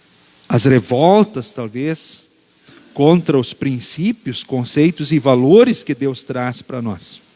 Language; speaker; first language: Portuguese; native; Portuguese